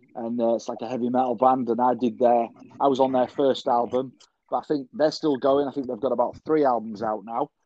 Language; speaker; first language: English; native; English